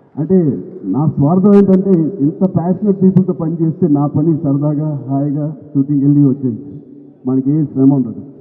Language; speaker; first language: Telugu; native; Telugu